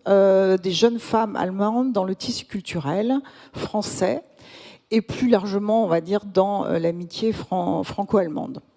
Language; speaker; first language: French; native; French